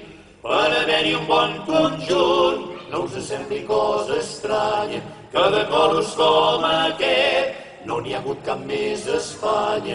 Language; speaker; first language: Catalan; native; Catalan